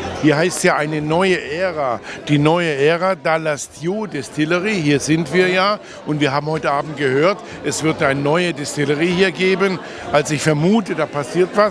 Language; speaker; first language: German; native; German